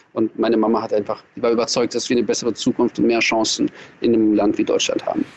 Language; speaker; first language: German; early bilingual, other home language; Russian